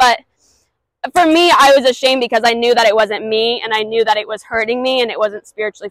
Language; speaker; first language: English; native; English